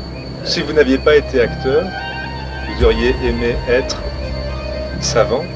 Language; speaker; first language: French; native; French